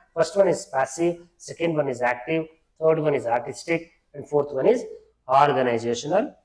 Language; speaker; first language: English; non-native, local second language; Kannada